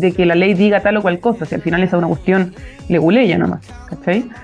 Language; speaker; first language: Spanish; native; Spanish